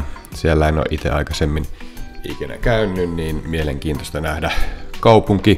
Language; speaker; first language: Finnish; native; Finnish